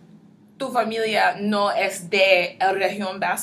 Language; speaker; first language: Spanish; non-native, learner; English